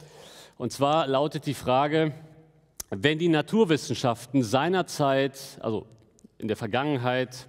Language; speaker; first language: German; native; German